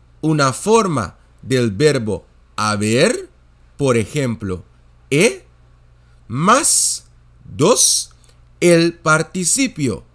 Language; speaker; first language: Spanish; non-native, fluent; Dutch